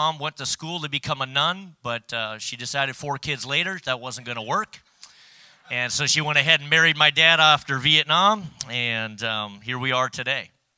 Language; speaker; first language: English; native; English